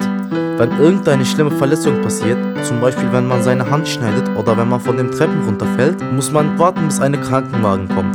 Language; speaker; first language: German; non-native, local second language; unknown